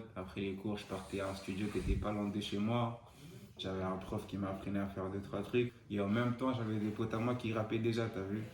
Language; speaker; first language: French; non-native, fluent; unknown